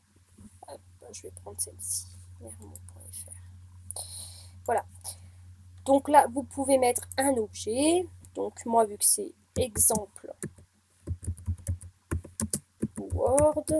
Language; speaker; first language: French; native; French